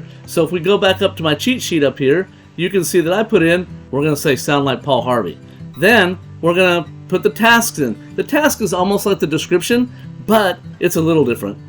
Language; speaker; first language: English; native; English